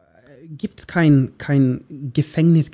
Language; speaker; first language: German; non-native, learner; Norwegian